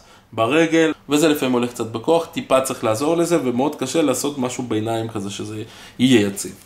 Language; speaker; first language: Hebrew; native; Hebrew